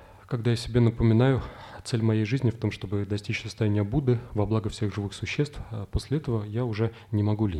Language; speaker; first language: Russian; native; Russian